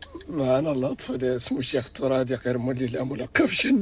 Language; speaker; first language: Arabic; native; Arabic